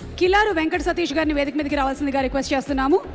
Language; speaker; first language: Telugu; native; Telugu